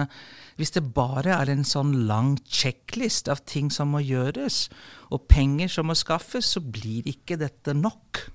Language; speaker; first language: Norwegian; non-native, fluent; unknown